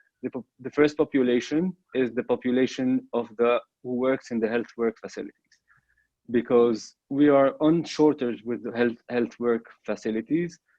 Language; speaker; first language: English; non-native, fluent; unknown